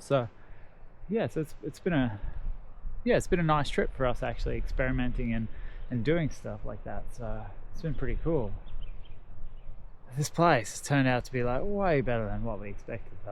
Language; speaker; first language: English; native; English